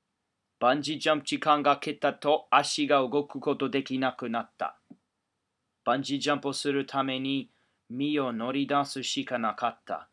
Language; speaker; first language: Japanese; non-native, learner; English